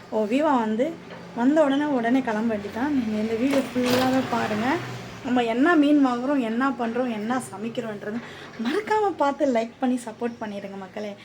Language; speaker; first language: Tamil; native; Tamil